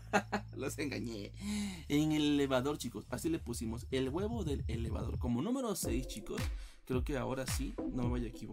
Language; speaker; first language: Spanish; native; Spanish